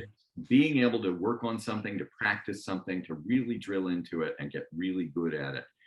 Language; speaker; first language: English; native; English